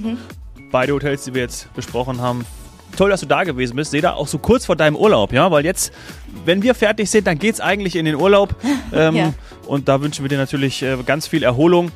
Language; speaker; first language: German; native; German